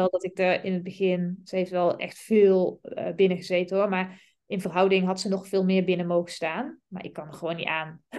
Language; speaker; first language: Dutch; native; Dutch